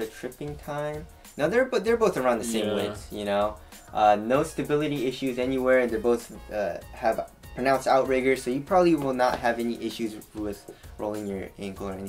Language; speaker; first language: English; native; English